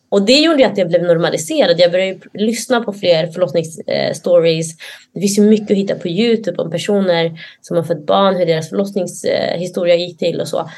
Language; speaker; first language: Swedish; early bilingual, other home language; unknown